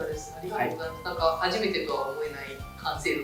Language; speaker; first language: Japanese; native; Japanese